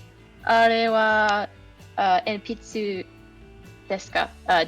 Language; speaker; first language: Japanese; non-native, learner; English